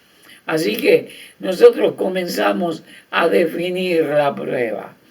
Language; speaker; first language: Spanish; native; Spanish